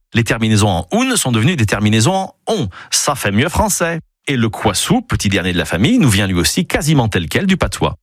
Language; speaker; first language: French; native; French